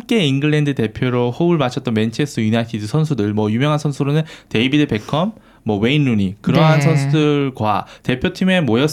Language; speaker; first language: Korean; native; Korean